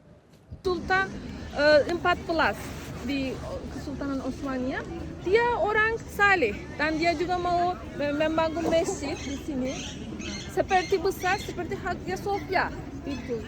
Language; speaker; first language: Indonesian; non-native, learner; Turkish